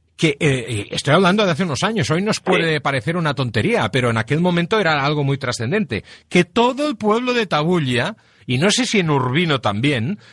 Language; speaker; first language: Spanish; non-native, local second language; Catalan